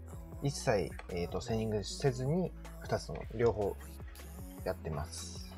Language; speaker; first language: Japanese; native; Japanese